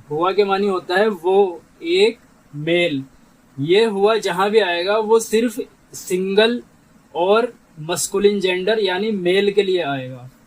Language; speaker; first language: Urdu; native; Urdu